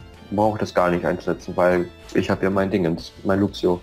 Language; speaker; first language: German; native; German